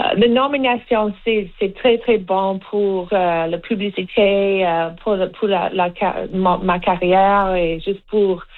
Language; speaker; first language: French; non-native, learner; English